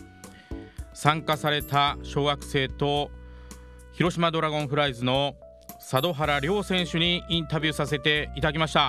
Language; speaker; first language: Japanese; native; Japanese